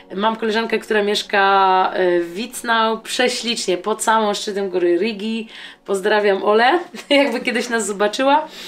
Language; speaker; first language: Polish; native; Polish